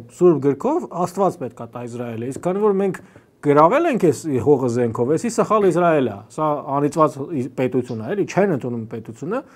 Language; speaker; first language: Armenian; native; Armenian